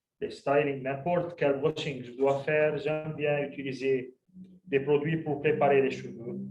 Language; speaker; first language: French; non-native, local second language; Arabic